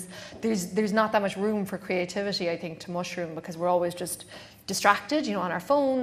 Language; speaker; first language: English; native; English